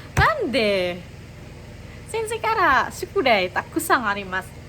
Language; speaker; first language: Japanese; non-native, learner; Indonesian